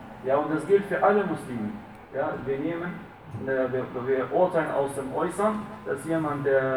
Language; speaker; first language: German; non-native, fluent; Arabic